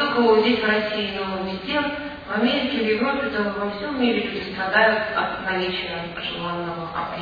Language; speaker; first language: Russian; native; Russian